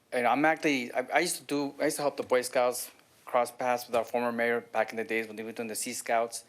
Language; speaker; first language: English; native; English